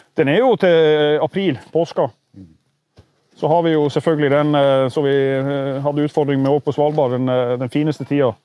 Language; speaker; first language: Norwegian; native; Norwegian